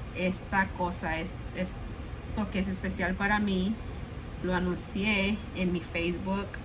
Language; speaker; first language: Spanish; early bilingual, heritage; Spanish